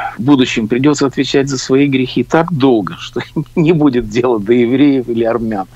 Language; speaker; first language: Russian; native; Russian